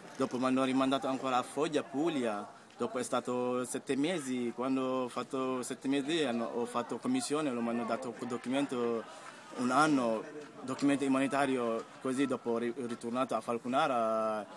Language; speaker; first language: Italian; non-native, fluent; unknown